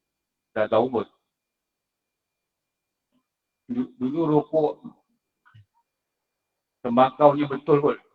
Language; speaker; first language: Malay; native; Malay